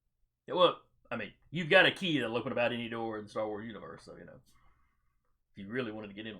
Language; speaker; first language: English; native; English